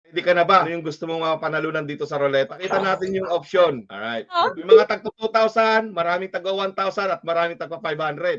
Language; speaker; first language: Filipino; native; Filipino